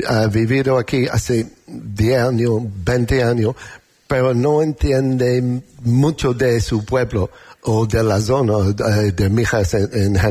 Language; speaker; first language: Spanish; non-native, learner; English